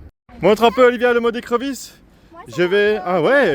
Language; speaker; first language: French; native; French